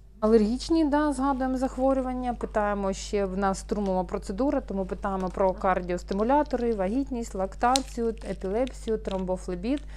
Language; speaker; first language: Ukrainian; non-native, local second language; Russian